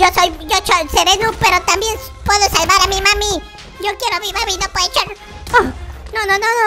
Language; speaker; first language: Spanish; native; Spanish